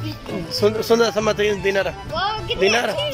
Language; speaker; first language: Russian; non-native, learner; Urdu